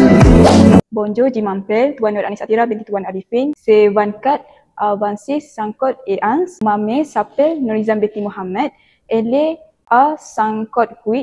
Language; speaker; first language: French; non-native, learner; Malay